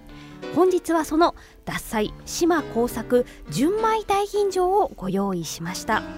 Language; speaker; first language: Japanese; native; Japanese